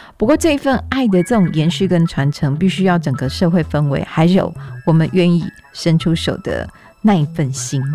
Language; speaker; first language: Chinese; native; Chinese